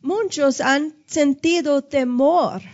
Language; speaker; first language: Spanish; non-native, fluent; English